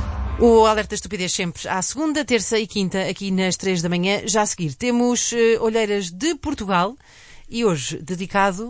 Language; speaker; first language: Portuguese; native; Portuguese